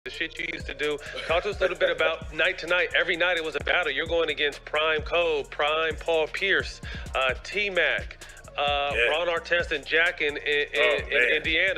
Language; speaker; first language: English; native; English